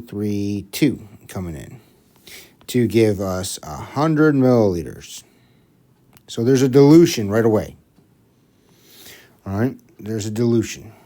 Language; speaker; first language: English; native; English